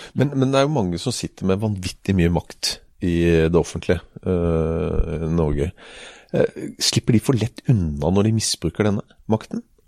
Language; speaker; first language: Norwegian; native; Norwegian